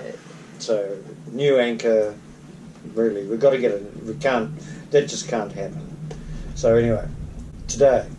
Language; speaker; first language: English; native; English